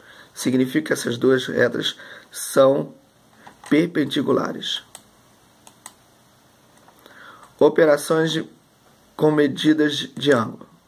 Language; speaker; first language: Portuguese; native; Portuguese